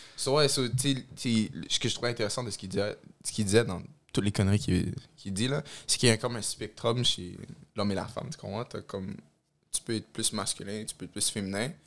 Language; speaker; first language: French; early bilingual, other home language; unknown